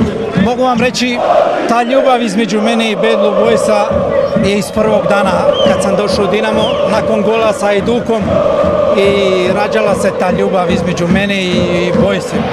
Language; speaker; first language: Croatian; non-native, local second language; Albanian